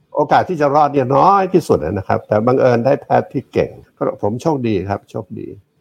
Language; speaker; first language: Thai; native; Thai